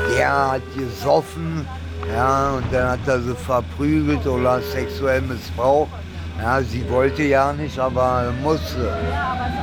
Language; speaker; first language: German; early bilingual, other home language; Italian